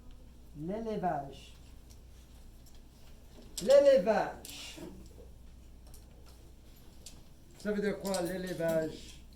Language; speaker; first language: French; non-native, fluent; English